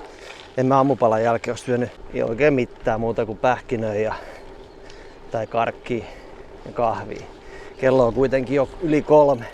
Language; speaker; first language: Finnish; native; Finnish